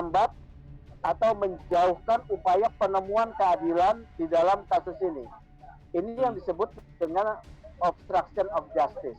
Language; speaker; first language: Indonesian; native; Indonesian